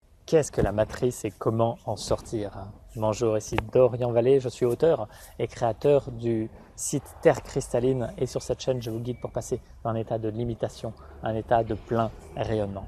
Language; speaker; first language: French; native; French